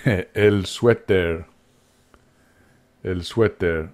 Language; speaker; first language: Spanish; non-native, fluent; English